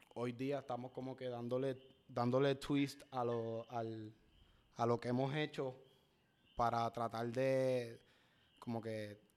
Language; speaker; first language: Spanish; native; Spanish